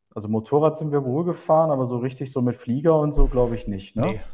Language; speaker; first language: German; early bilingual, other home language; Turkish